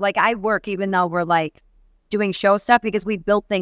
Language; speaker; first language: English; native; English